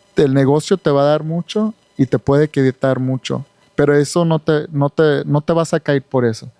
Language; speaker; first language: Spanish; early bilingual, heritage; Spanish